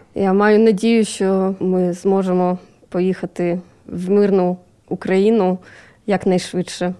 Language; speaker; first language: Ukrainian; non-native, local second language; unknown